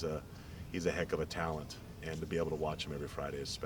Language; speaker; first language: English; native; English